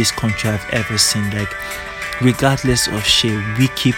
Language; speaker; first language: English; non-native, local second language; Igbo